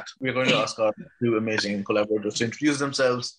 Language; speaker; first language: English; non-native, local second language; Bangla